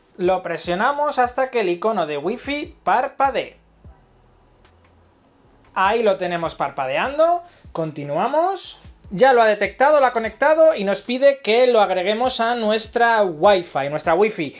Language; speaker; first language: Spanish; native; Spanish